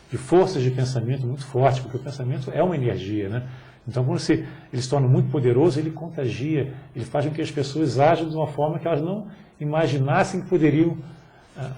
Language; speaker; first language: Portuguese; native; Portuguese